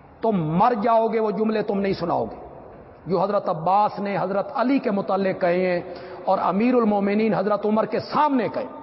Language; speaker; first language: Urdu; non-native, local second language; Punjabi